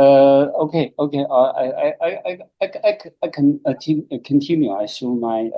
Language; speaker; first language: English; non-native, learner; Chinese